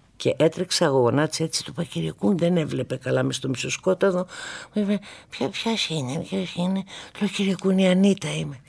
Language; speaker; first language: Greek; native; Greek